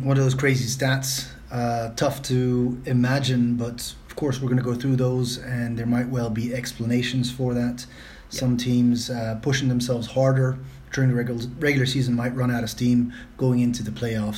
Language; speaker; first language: English; non-native, fluent; Dutch